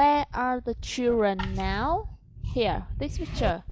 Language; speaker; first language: English; non-native, fluent; Vietnamese